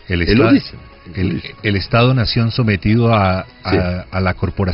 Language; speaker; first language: Spanish; native; Spanish